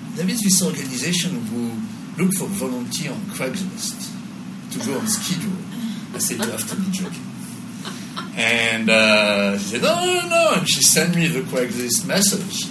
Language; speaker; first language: English; non-native, fluent; French